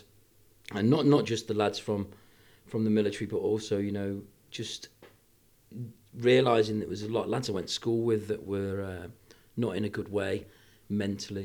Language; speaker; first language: English; native; English